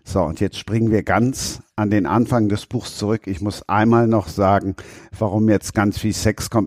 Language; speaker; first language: German; native; German